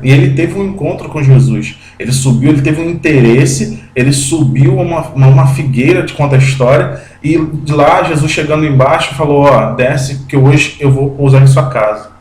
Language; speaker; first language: Portuguese; native; Portuguese